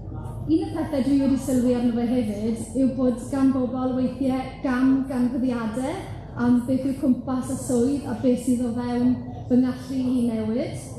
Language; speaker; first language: Welsh; native; Welsh